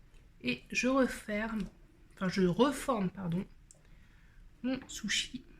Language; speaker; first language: French; native; French